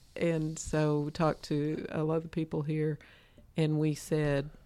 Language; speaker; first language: English; native; English